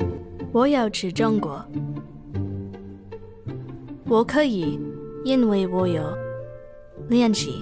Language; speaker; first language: Chinese; non-native, learner; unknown